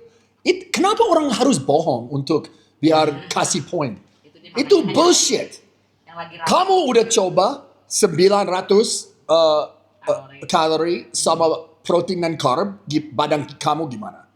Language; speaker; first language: Indonesian; non-native, fluent; English